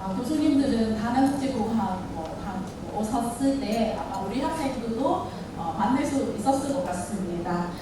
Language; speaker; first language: Korean; non-native, fluent; Vietnamese